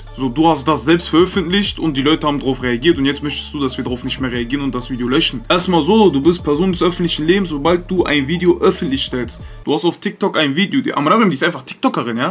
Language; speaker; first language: German; early bilingual, other home language; Turkish